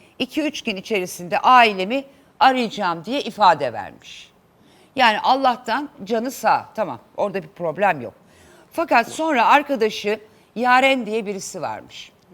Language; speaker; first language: Turkish; native; Turkish